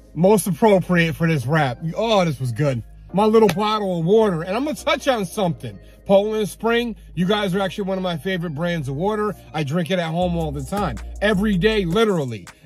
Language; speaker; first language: English; native; English